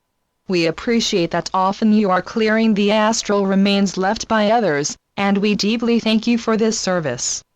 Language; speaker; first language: English; native; English